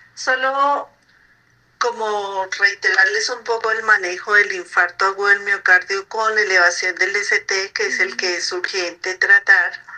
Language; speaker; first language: Spanish; native; Spanish